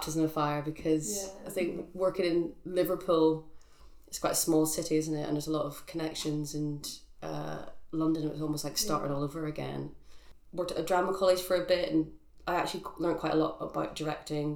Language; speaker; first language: English; native; English